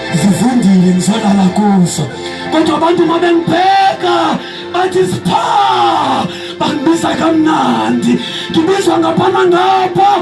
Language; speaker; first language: Zulu; non-native, local second language; Xhosa